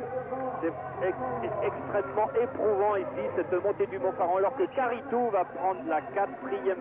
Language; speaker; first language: French; native; French